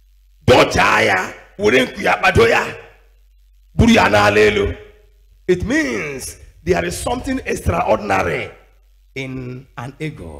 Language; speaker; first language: English; non-native, local second language; Igbo